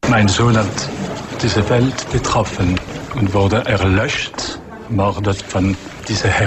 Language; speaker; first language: German; non-native, learner; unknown